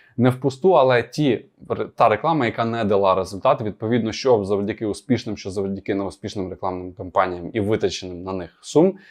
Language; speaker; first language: Ukrainian; non-native, local second language; Russian